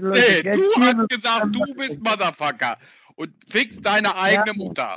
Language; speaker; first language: German; native; German